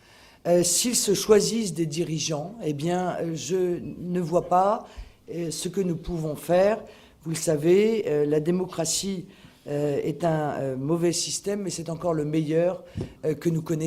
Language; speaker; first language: French; native; French